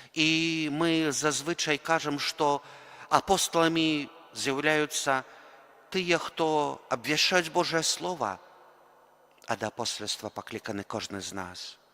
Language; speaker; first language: Belarusian; native; Belarusian